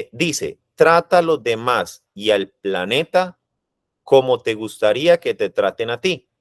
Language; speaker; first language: Spanish; native; Spanish